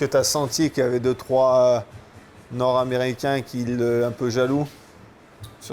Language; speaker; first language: French; native; French